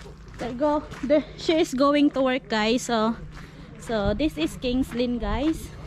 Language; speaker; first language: English; non-native, local second language; Cebuano